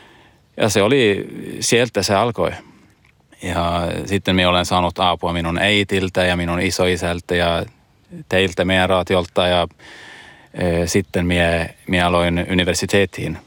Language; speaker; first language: Finnish; non-native, learner; Swedish